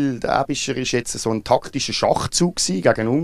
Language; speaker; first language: German; native; German